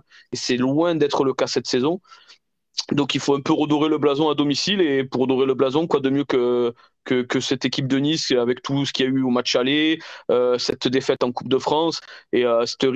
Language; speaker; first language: French; native; French